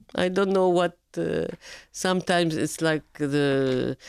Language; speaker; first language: English; non-native, fluent; Arabic